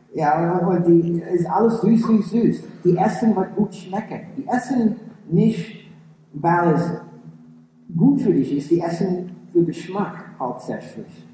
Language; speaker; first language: German; early bilingual, heritage; English